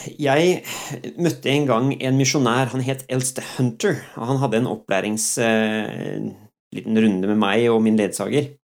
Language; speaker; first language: Norwegian; early bilingual, other home language; Dutch